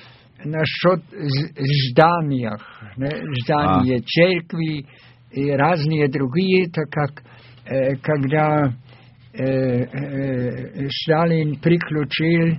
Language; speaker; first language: Russian; non-native, fluent; German